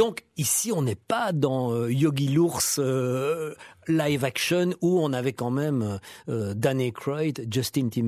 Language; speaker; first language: French; native; French